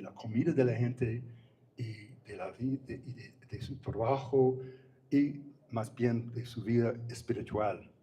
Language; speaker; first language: Spanish; non-native, fluent; English